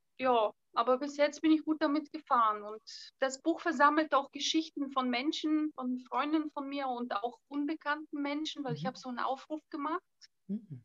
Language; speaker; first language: German; non-native, fluent; Bulgarian